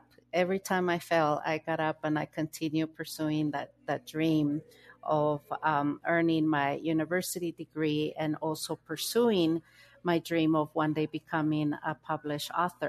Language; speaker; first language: English; early bilingual, other home language; Spanish